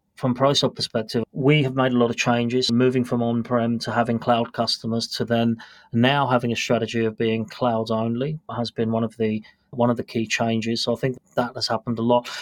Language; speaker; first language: English; native; English